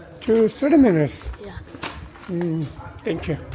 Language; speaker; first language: English; non-native, learner; Korean